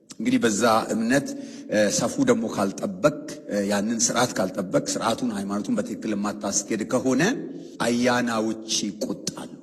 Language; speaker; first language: Amharic; non-native, local second language; Oromo